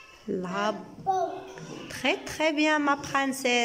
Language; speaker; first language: French; non-native, local second language; Arabic